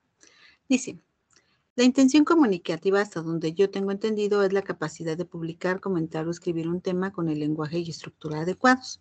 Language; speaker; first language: Spanish; native; Spanish